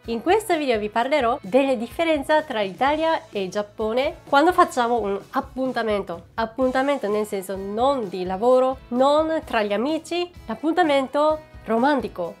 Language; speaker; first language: Italian; non-native, fluent; Japanese